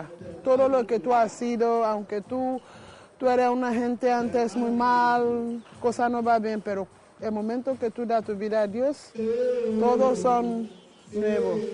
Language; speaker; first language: Spanish; non-native, learner; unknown